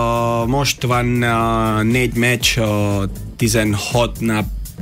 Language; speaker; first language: Hungarian; non-native, learner; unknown